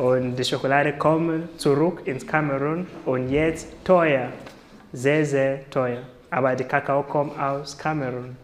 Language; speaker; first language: German; non-native, learner; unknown